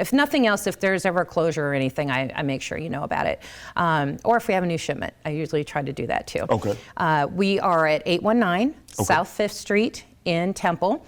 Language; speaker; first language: English; native; English